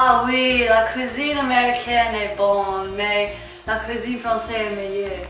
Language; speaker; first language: French; non-native, learner; English